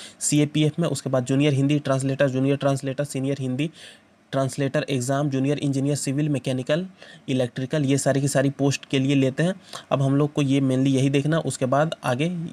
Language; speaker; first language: Hindi; native; Hindi